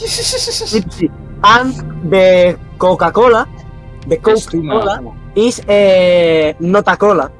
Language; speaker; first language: English; non-native, learner; Spanish